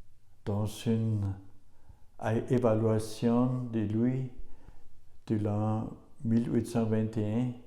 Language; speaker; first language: French; non-native, learner; German